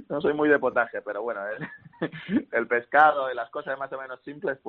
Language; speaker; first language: Spanish; native; Spanish